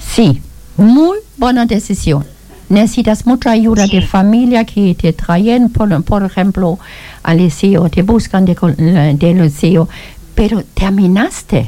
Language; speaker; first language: Spanish; non-native, learner; German